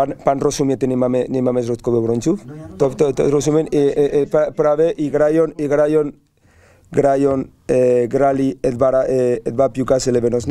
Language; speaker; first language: Polish; non-native, learner; Spanish